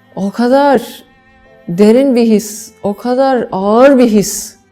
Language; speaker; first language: Turkish; non-native, fluent; English